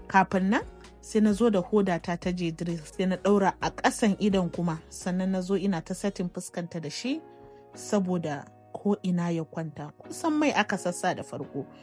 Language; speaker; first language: Hausa; non-native, local second language; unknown